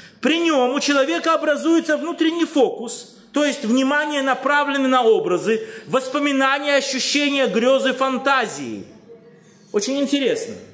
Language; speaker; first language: Russian; native; Russian